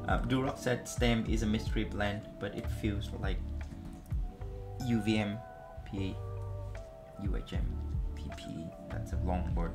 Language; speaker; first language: English; non-native, fluent; Vietnamese